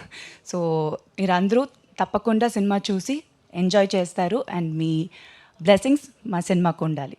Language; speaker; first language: Telugu; non-native, local second language; Tamil